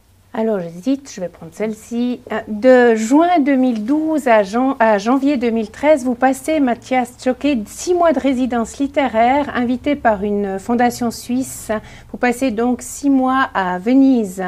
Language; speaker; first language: French; native; French